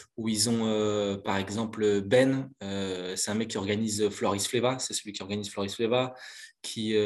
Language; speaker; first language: French; native; French